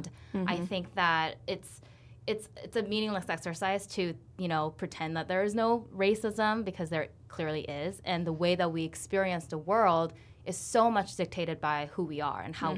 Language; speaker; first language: English; early bilingual, other home language; Korean